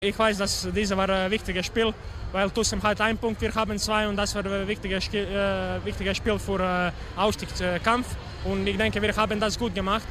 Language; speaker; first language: German; non-native, fluent; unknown